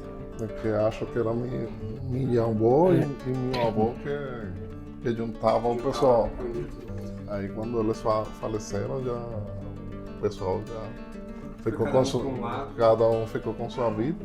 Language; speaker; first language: Portuguese; non-native, fluent; Spanish